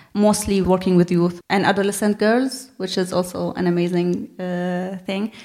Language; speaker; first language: English; non-native, fluent; Arabic